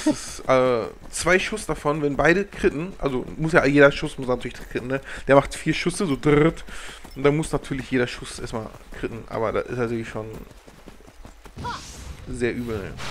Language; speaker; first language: German; native; German